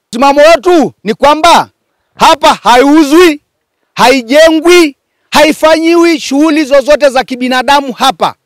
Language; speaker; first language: Swahili; non-native, local second language; Masai